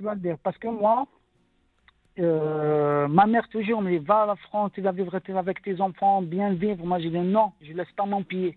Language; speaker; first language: French; non-native, local second language; Arabic